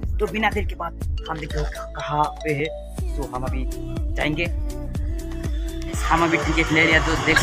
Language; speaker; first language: Hindi; non-native, local second language; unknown